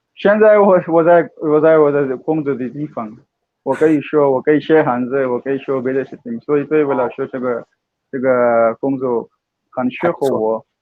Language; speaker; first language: Chinese; non-native, learner; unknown